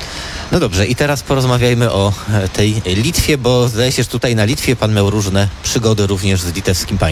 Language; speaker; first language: Polish; native; Polish